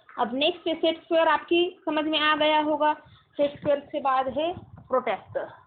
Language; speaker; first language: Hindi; non-native, local second language; Marathi